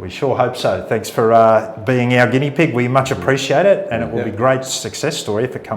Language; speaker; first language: English; native; English